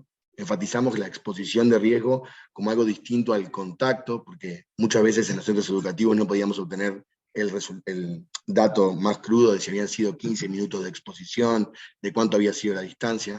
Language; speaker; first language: Spanish; native; Spanish